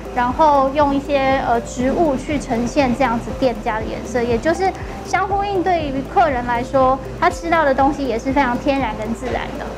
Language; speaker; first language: Chinese; native; Chinese